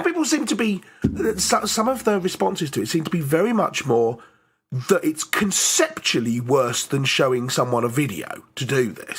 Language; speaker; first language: English; native; English